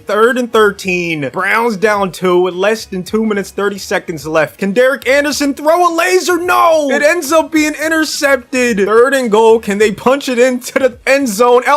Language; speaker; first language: English; native; English